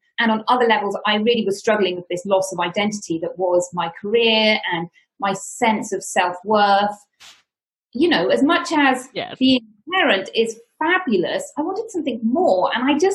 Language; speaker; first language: English; native; English